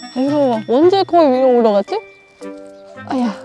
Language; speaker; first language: Korean; non-native, fluent; German